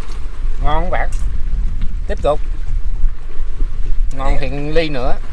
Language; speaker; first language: Vietnamese; native; Vietnamese